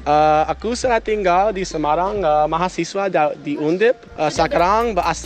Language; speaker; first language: Indonesian; non-native, learner; English